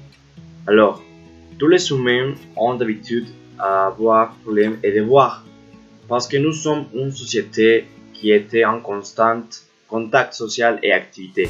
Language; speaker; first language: French; non-native, learner; Spanish